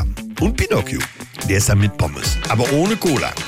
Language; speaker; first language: German; native; German